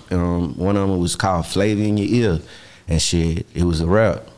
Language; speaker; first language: English; native; English